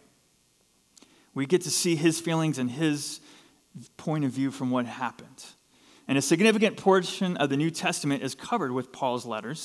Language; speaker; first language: English; native; English